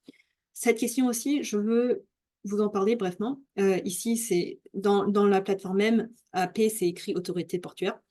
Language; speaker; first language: French; non-native, fluent; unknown